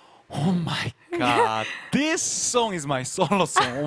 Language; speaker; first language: English; non-native, learner; Korean